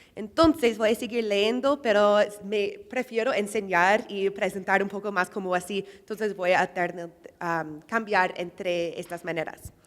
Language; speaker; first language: Spanish; non-native, fluent; English